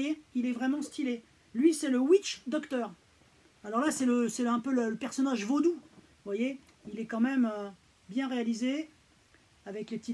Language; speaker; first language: French; native; French